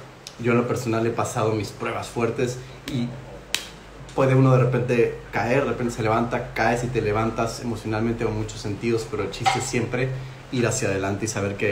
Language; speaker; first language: Spanish; native; Spanish